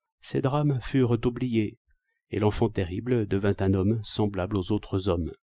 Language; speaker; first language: French; native; French